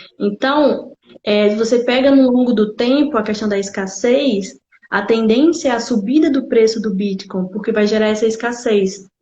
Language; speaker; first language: Portuguese; native; Portuguese